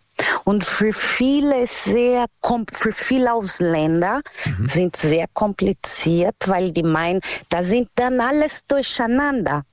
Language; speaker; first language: German; non-native, learner; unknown